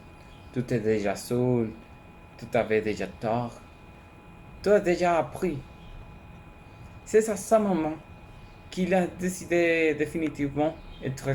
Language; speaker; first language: French; non-native, learner; Spanish